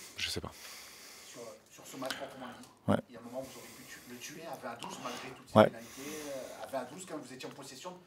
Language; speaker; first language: French; native; French